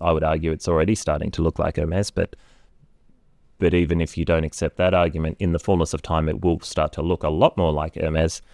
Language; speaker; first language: English; native; English